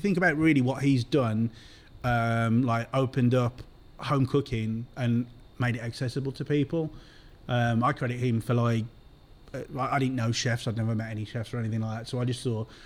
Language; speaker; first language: English; native; English